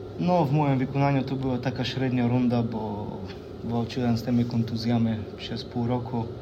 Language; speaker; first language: Polish; non-native, fluent; Slovenian